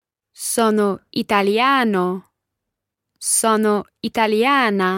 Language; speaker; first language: Italian; non-native, learner; English